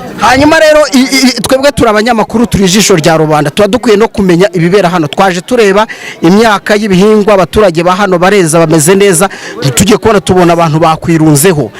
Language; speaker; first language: Kinyarwanda; native; Kinyarwanda